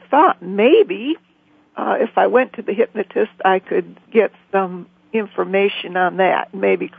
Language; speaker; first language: English; native; English